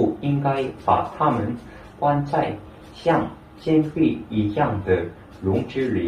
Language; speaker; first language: Chinese; non-native, learner; Korean